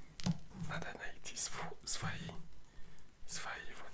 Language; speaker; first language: Russian; non-native, learner; French